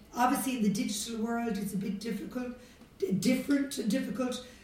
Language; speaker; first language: English; native; English